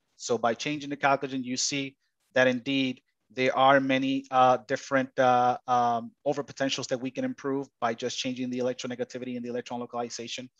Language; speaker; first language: English; non-native, local second language; Spanish